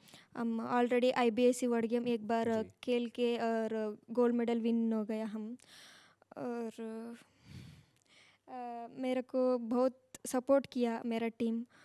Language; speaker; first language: Hindi; non-native, local second language; Kannada